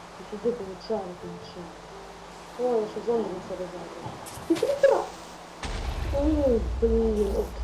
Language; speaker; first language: Ukrainian; native; Ukrainian